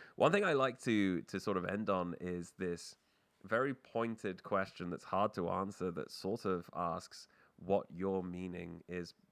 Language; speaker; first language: English; native; English